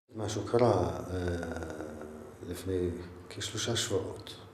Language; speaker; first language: Hebrew; non-native, local second language; Arabic